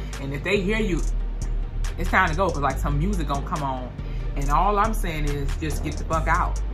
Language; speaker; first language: English; native; English